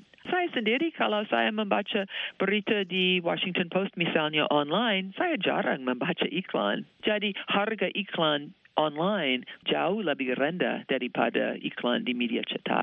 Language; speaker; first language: Indonesian; non-native, fluent; English